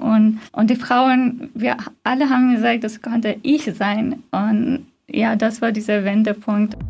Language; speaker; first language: German; non-native, fluent; Persian